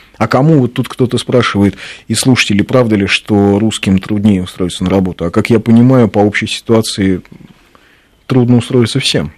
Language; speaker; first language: Russian; native; Russian